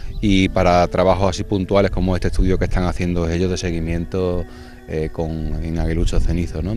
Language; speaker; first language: Spanish; native; Spanish